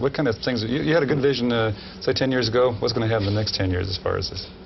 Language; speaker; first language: English; native; English